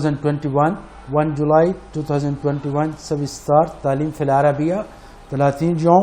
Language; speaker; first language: Arabic; non-native, learner; Urdu